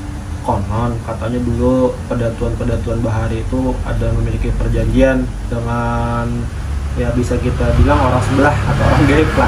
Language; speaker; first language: Indonesian; non-native, local second language; Banjar